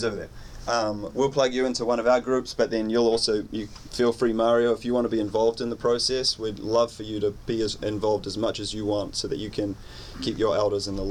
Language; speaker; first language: English; native; English